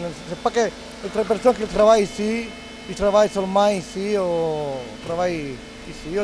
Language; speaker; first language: French; non-native, learner; Italian